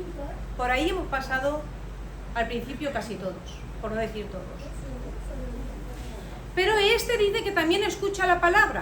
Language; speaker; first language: Spanish; native; Spanish